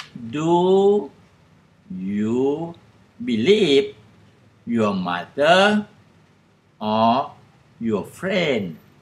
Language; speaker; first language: English; non-native, fluent; Thai